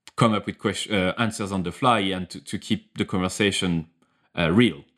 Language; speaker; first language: English; non-native, fluent; French